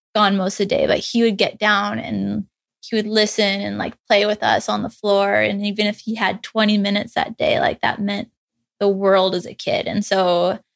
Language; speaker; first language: English; native; English